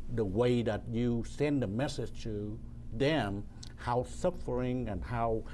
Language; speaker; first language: English; non-native, learner; Vietnamese